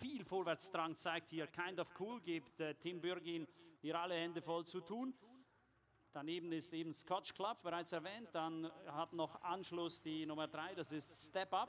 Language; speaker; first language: German; native; German